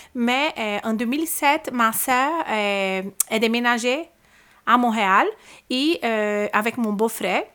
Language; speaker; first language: French; non-native, fluent; Portuguese